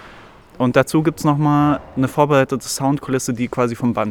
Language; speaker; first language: German; native; German